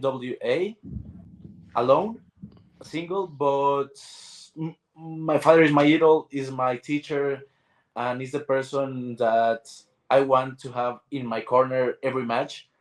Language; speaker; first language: English; non-native, learner; Spanish